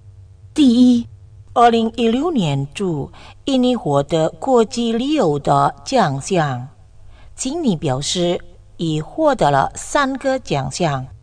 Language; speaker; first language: Chinese; non-native, learner; Indonesian